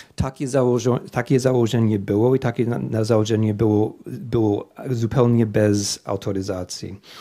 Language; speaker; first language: Polish; non-native, fluent; English